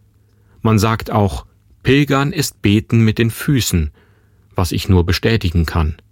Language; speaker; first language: German; native; German